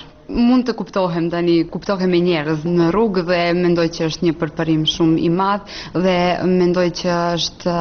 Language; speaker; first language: Albanian; non-native, fluent; Serbian